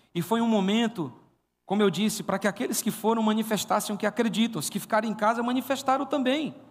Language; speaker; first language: Portuguese; native; Portuguese